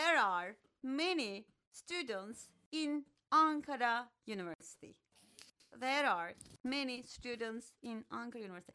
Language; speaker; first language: English; non-native, fluent; Turkish